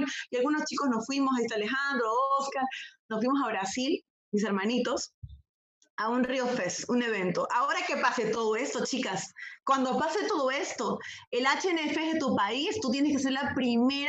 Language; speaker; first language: Spanish; native; Spanish